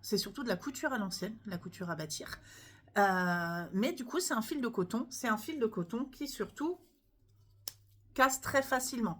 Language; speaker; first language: French; native; French